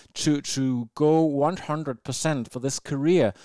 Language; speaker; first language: English; non-native, fluent; Danish